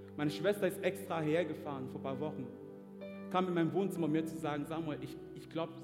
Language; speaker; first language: German; non-native, fluent; French